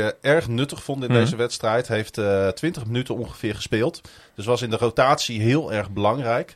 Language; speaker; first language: Dutch; native; Dutch